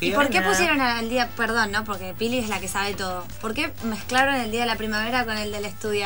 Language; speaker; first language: Spanish; native; Spanish